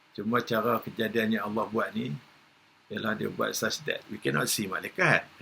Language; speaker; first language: Malay; native; Malay